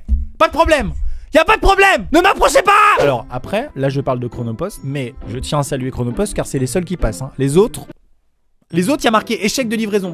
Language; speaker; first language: French; native; French